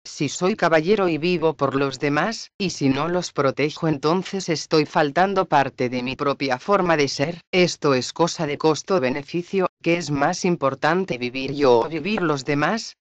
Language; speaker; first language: Spanish; native; Spanish